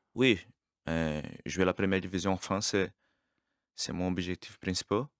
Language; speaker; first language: French; non-native, learner; Portuguese